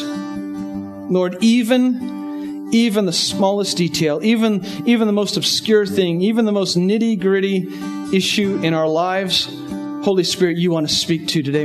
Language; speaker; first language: English; native; English